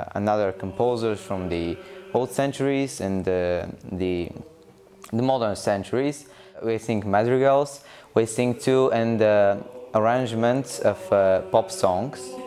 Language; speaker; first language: English; non-native, learner; Bulgarian